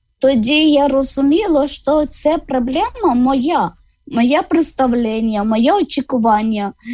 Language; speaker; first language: Ukrainian; non-native, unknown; Malayalam